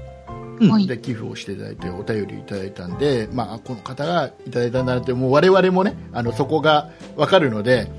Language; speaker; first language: Japanese; native; Japanese